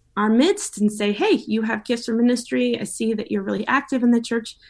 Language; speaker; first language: English; native; English